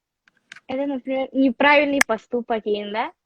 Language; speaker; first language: Russian; non-native, local second language; Yakut